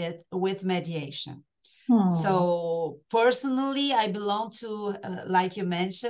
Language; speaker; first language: English; non-native, fluent; Portuguese